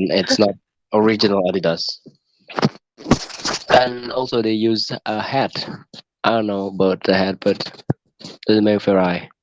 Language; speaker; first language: English; non-native, learner; Indonesian